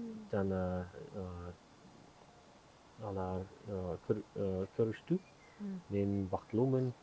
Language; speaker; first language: Kyrgyz; non-native, learner; German